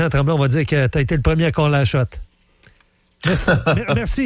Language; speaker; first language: French; native; French